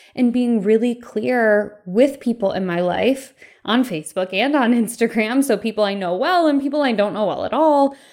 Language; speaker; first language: English; early bilingual, other home language; Filipino